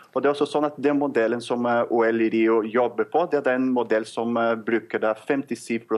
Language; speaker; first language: Norwegian; non-native, fluent; Portuguese